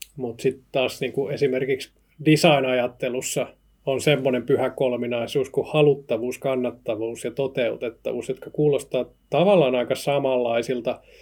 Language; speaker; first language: Finnish; native; Finnish